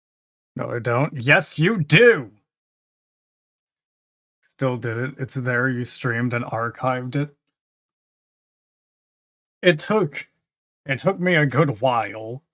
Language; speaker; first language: English; native; English